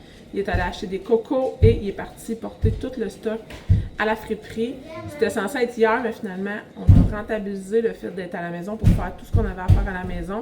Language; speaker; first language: French; native; French